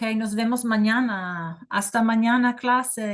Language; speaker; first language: Spanish; non-native, fluent; English